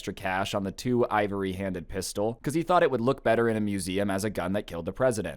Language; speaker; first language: English; native; English